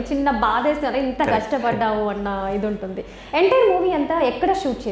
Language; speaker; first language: Telugu; native; Telugu